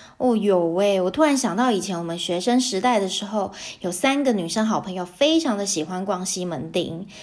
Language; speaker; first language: Chinese; native; Chinese